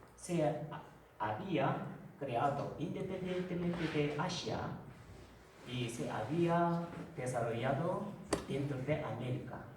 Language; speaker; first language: Spanish; non-native, fluent; Korean